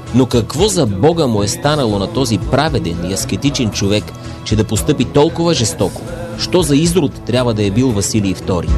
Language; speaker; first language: Bulgarian; native; Bulgarian